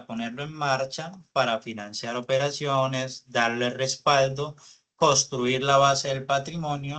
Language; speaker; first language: Spanish; native; Spanish